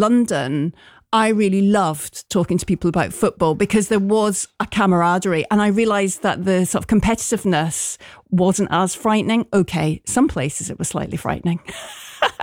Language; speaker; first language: English; native; English